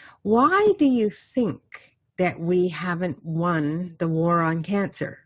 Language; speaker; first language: English; native; English